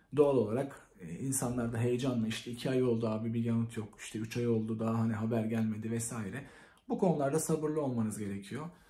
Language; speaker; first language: Turkish; native; Turkish